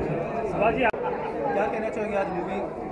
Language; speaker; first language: Hindi; native; Hindi